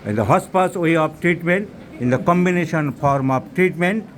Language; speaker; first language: English; non-native, local second language; Bangla